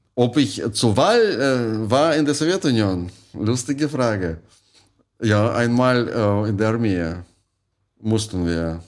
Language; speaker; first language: German; non-native, fluent; Russian